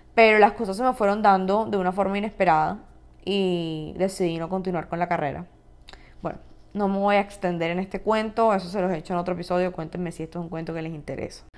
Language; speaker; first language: Spanish; native; Spanish